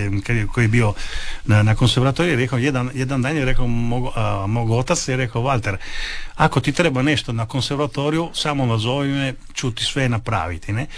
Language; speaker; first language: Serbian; early bilingual, heritage; Italian